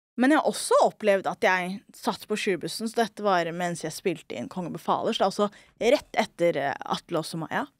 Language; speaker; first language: Norwegian; early bilingual, other home language; Somali